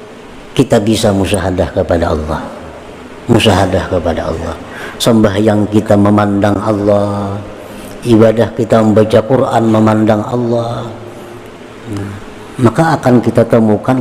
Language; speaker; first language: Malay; non-native, local second language; Banjar